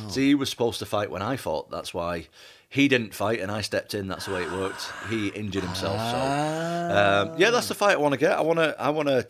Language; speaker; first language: English; native; English